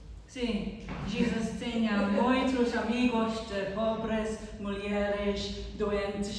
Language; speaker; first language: Portuguese; non-native, learner; English